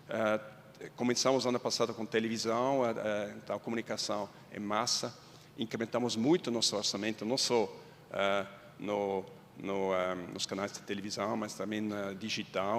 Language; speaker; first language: Portuguese; non-native, fluent; Swiss German